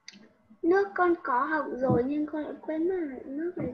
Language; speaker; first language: Vietnamese; native; Vietnamese